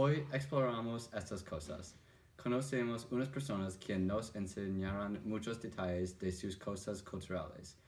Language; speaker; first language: Spanish; non-native, learner; English